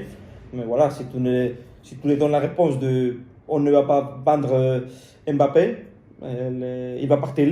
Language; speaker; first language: French; non-native, fluent; Spanish